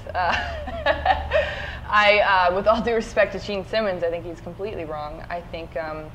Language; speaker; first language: English; native; English